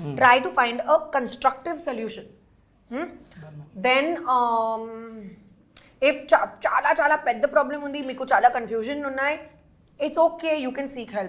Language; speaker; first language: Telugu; non-native, learner; Hindi